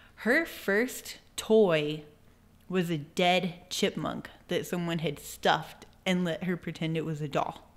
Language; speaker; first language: English; native; English